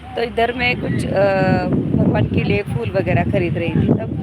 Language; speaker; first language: Hindi; non-native, local second language; Marathi